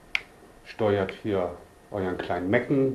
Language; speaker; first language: German; native; German